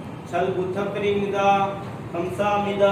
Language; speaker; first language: Korean; non-native, learner; Urdu